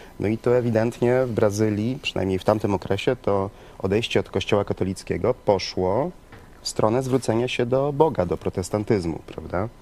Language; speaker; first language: Polish; native; Polish